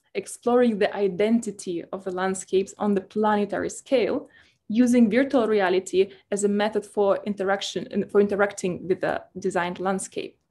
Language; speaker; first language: English; non-native, fluent; Russian